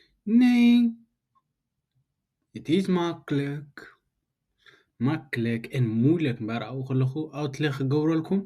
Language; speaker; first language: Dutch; non-native, fluent; Tigrinya